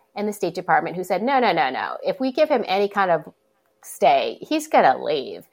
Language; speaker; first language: English; native; English